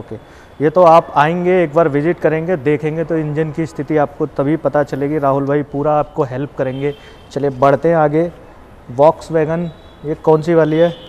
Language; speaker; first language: Hindi; native; Hindi